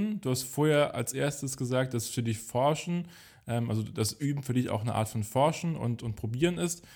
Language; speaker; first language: German; native; German